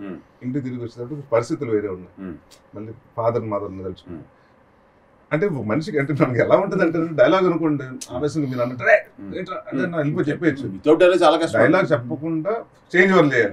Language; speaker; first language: Telugu; native; Telugu